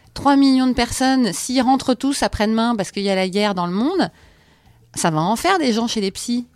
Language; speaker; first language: French; native; French